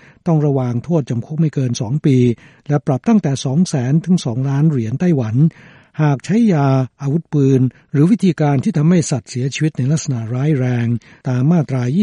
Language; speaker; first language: Thai; native; Thai